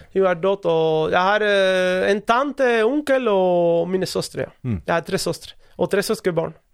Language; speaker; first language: Norwegian; non-native, fluent; Spanish